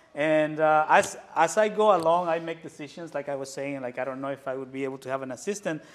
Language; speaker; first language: English; non-native, fluent; Spanish